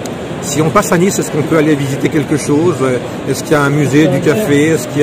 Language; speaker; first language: French; native; French